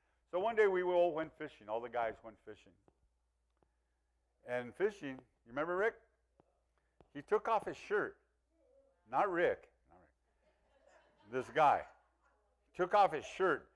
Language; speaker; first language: English; early bilingual, other home language; Spanish